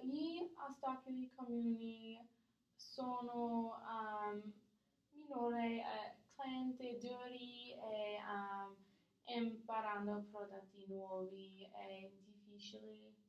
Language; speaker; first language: Italian; non-native, learner; English